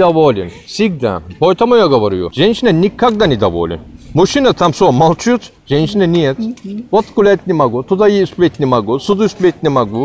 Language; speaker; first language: Russian; non-native, learner; Turkish